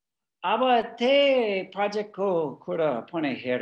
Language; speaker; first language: Nepali; non-native, fluent; English